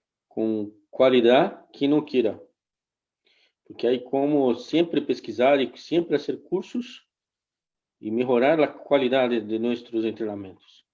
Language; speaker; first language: Spanish; non-native, fluent; Portuguese